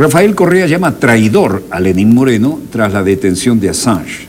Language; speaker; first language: Spanish; native; Spanish